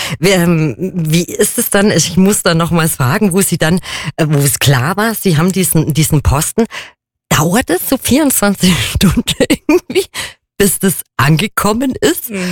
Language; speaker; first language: German; native; German